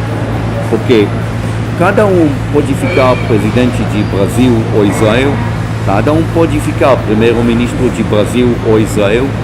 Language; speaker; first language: Portuguese; non-native, fluent; Hebrew